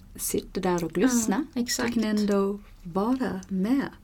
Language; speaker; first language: Swedish; non-native, fluent; English